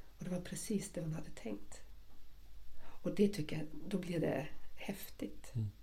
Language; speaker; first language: Swedish; non-native, fluent; German